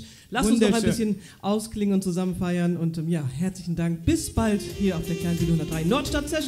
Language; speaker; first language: German; native; German